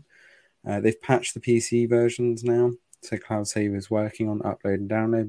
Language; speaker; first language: English; native; English